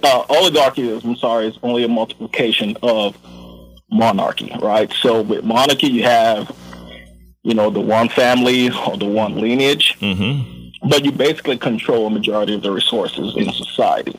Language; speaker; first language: English; non-native, local second language; Yoruba